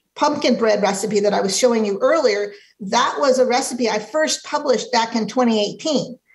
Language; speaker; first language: English; native; English